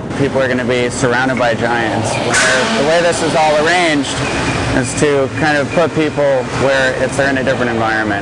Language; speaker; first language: English; native; English